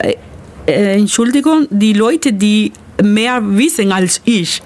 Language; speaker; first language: German; non-native, learner; Spanish